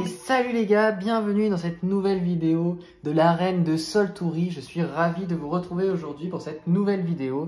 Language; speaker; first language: French; native; French